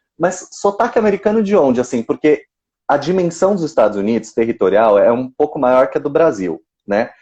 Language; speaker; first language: Portuguese; native; Portuguese